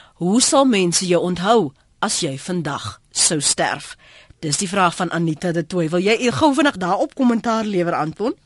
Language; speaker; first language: Afrikaans; native; Afrikaans